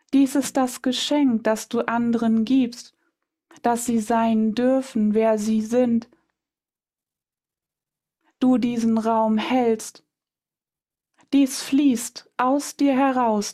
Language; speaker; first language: German; native; German